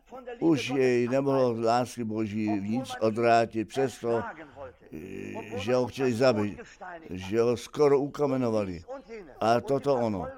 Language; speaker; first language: Czech; non-native, fluent; German